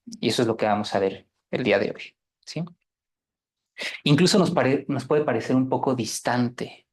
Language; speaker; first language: Spanish; native; Spanish